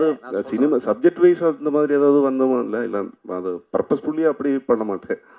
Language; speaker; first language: Tamil; non-native, learner; Malayalam